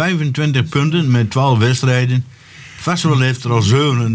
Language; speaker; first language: Dutch; native; Dutch